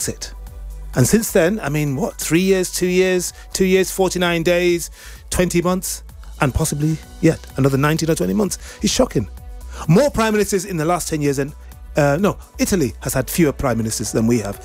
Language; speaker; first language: English; native; English